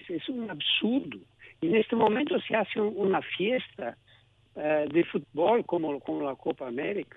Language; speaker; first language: Spanish; non-native, local second language; Portuguese